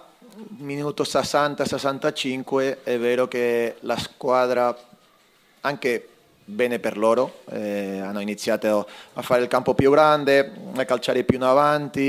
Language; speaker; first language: Italian; non-native, fluent; Spanish